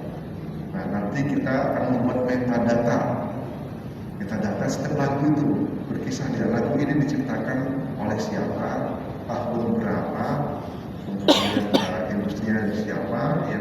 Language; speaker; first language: Indonesian; native; Indonesian